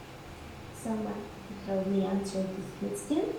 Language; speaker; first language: English; non-native, fluent; Spanish